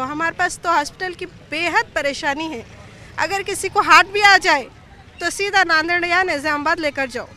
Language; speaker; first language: Hindi; non-native, local second language; Urdu